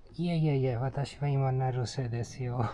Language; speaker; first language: Japanese; non-native, learner; English